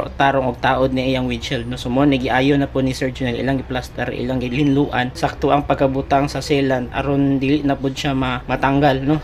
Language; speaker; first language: Cebuano; native; Cebuano